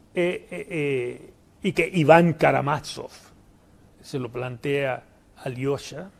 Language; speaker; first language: Spanish; early bilingual, heritage; Spanish